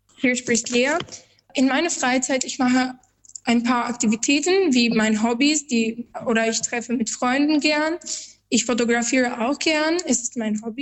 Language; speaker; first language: German; non-native, learner; Albanian